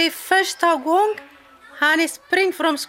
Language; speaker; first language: Swedish; non-native, learner; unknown